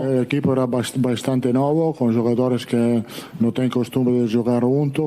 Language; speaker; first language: Portuguese; non-native, learner; Italian